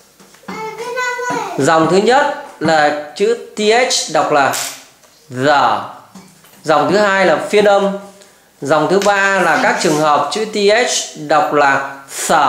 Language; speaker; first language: Vietnamese; native; Vietnamese